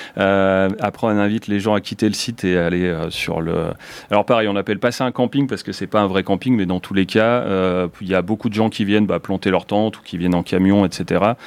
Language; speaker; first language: French; native; French